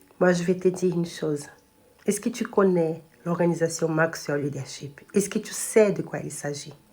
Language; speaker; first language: French; non-native, fluent; Portuguese